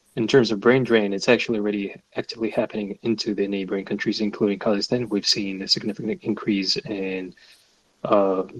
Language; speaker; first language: English; non-native, fluent; Russian